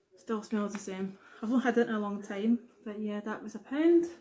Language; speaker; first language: English; native; English